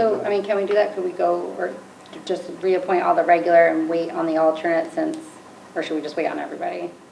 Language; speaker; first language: English; native; English